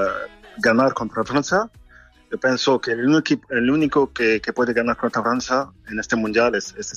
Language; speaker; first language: Spanish; non-native, fluent; French